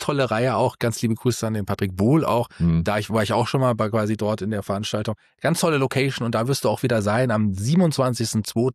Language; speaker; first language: German; native; German